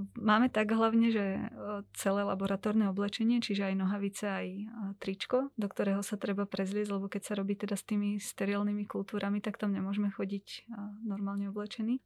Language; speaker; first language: Slovak; native; Slovak